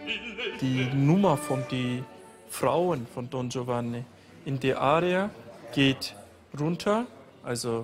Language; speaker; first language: German; non-native, fluent; Azerbaijani